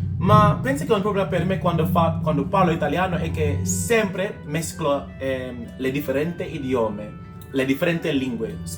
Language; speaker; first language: Italian; non-native, learner; English